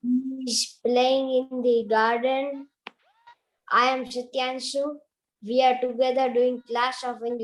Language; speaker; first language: English; non-native, learner; Gujarati